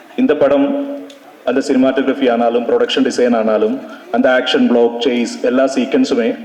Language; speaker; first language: Tamil; non-native, learner; Malayalam